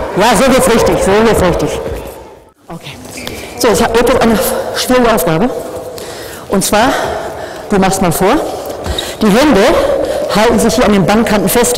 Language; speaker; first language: German; native; German